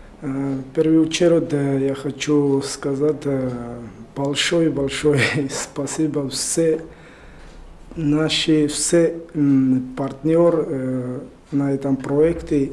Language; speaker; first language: Russian; non-native, learner; Georgian